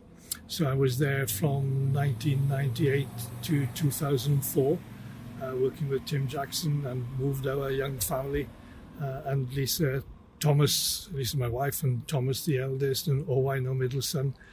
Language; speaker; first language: English; native; English